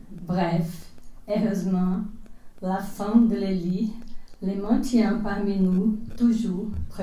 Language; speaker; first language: French; non-native, fluent; Portuguese